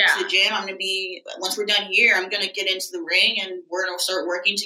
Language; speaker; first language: English; native; English